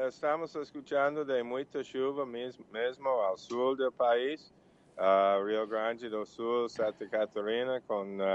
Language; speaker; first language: Portuguese; non-native, learner; English